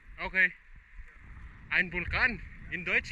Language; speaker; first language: German; non-native, learner; Filipino